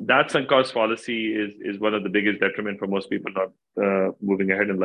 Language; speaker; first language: English; non-native, local second language; Urdu